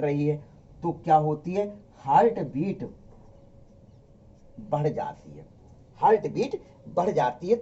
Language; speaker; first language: Hindi; native; Hindi